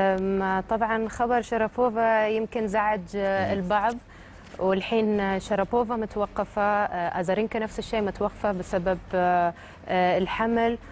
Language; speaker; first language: Arabic; native; Arabic